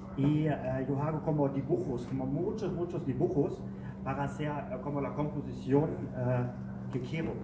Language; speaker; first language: Spanish; non-native, learner; German